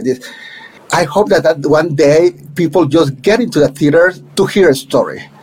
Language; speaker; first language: English; non-native, fluent; Spanish